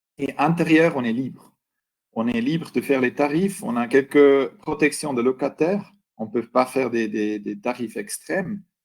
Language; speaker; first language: French; non-native, local second language; German